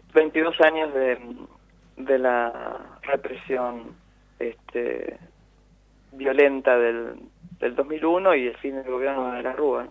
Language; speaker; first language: Spanish; native; Spanish